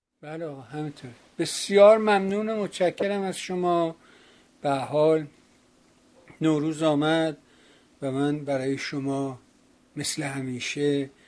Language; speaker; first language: Persian; native; Persian